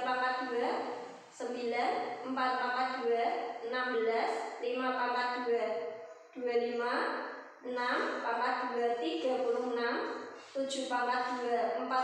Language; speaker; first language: Indonesian; native; Indonesian